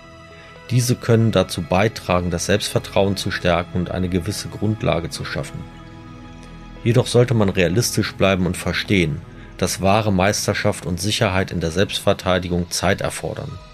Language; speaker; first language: German; native; German